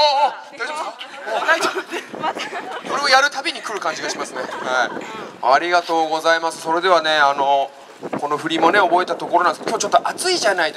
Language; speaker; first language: Japanese; native; Japanese